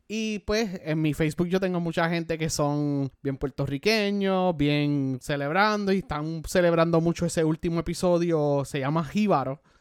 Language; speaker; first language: Spanish; native; Spanish